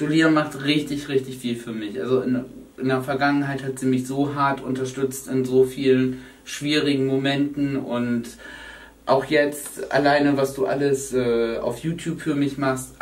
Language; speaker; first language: German; native; German